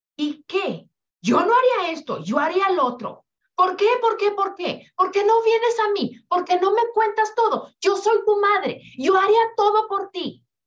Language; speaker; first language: Spanish; early bilingual, heritage; Spanish